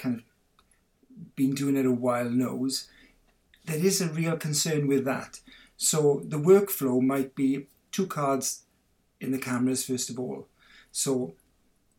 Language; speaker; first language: English; native; English